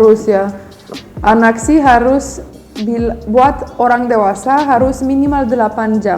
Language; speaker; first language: Indonesian; non-native, fluent; Romanian